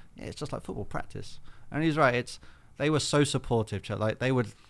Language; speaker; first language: English; native; English